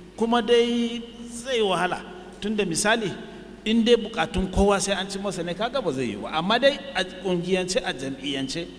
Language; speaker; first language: Hausa; native; Hausa